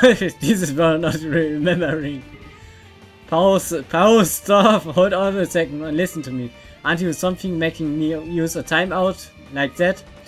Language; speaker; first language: English; non-native, learner; German